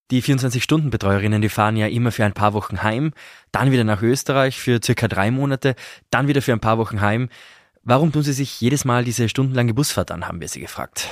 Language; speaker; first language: German; native; German